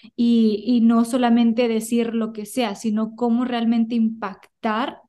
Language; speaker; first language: Spanish; early bilingual, heritage; Spanish